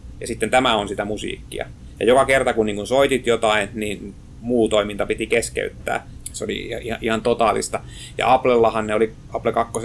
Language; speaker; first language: Finnish; native; Finnish